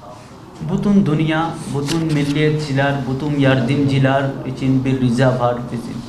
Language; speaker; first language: Turkish; non-native, learner; Bangla